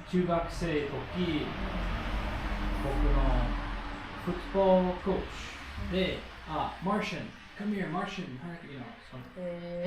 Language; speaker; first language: Japanese; non-native, learner; English